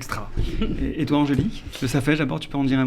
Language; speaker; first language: French; native; French